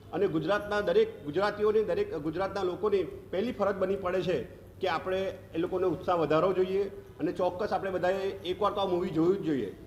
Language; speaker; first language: Gujarati; native; Gujarati